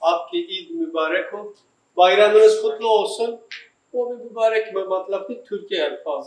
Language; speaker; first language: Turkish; non-native, fluent; Urdu